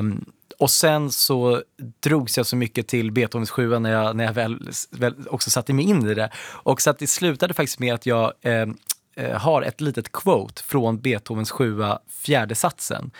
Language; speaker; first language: Swedish; native; Swedish